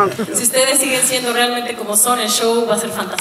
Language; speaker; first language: Spanish; native; Spanish